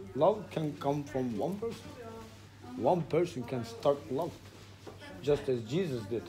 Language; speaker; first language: English; non-native, fluent; Turkish